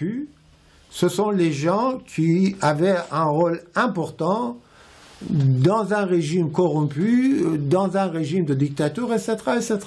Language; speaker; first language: French; non-native, fluent; Persian